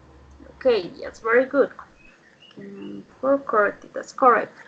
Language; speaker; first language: English; non-native, fluent; Spanish